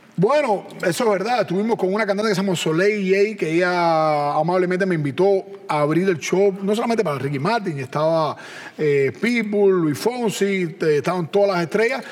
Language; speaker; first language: Spanish; native; Spanish